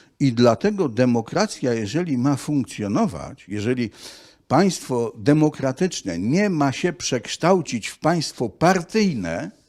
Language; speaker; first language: Polish; native; Polish